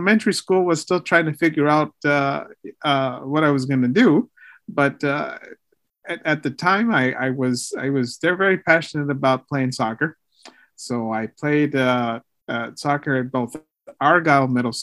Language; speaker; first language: English; early bilingual, other home language; Spanish